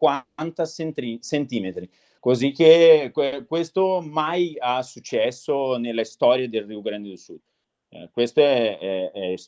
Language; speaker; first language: Italian; non-native, learner; Portuguese